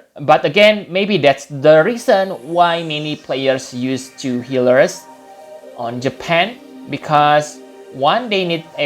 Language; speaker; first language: English; non-native, fluent; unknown